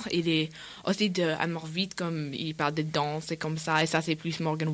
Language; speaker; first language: French; non-native, learner; English